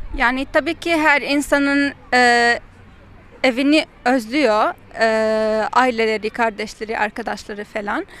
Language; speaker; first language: Turkish; non-native, fluent; Adyghe